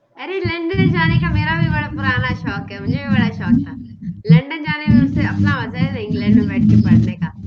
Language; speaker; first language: Urdu; non-native, local second language; Punjabi